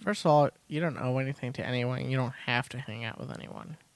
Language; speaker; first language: English; early bilingual, other home language; Spanish